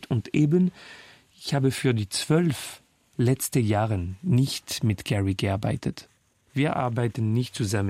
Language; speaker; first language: German; non-native, local second language; French